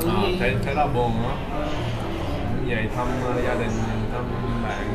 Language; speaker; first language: Vietnamese; early bilingual, heritage; English